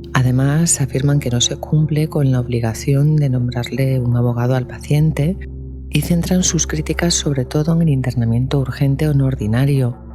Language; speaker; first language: Spanish; native; Spanish